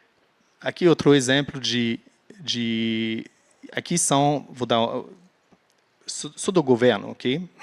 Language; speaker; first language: Portuguese; non-native, fluent; French